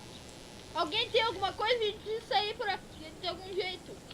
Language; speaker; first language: Portuguese; native; Portuguese